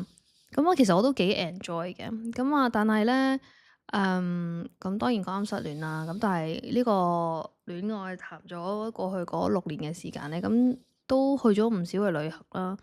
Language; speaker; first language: Cantonese; native; Cantonese